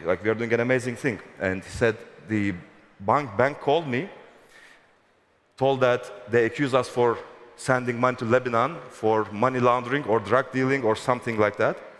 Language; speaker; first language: English; non-native, fluent; Turkish